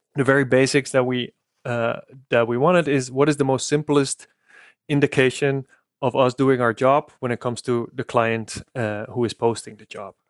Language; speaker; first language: English; non-native, fluent; Dutch